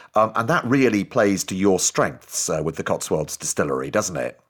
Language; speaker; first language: English; native; English